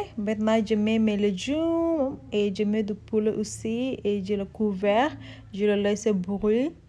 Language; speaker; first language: French; non-native, learner; Soninke